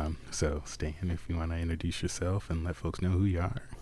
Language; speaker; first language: English; native; English